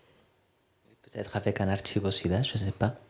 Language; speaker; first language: French; non-native, fluent; Spanish